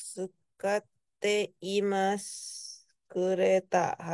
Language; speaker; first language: Japanese; non-native, fluent; Indonesian